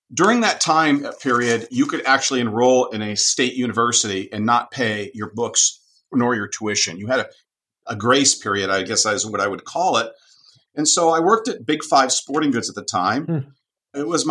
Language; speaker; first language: English; native; English